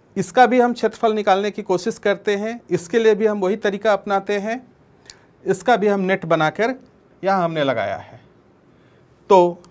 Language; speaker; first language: Hindi; native; Hindi